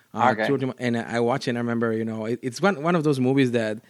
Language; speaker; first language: English; non-native, fluent; Spanish